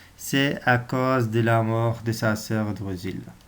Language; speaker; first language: French; non-native, local second language; Arabic